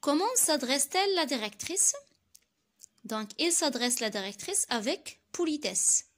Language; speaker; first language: French; non-native, local second language; Arabic